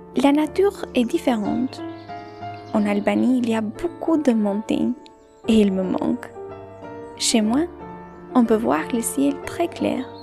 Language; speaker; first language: French; non-native, learner; Albanian